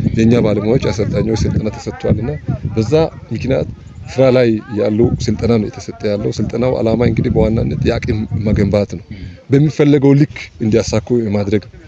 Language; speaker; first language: Amharic; non-native, local second language; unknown